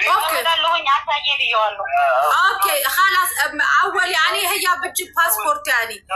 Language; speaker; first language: Arabic; non-native, learner; Amharic